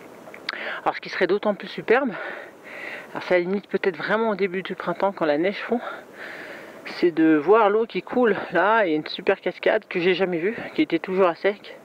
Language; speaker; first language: French; native; French